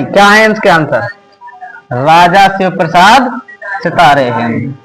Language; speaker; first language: Hindi; native; Hindi